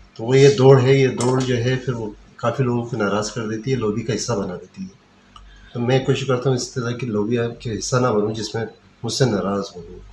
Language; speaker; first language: Urdu; non-native, local second language; Pashto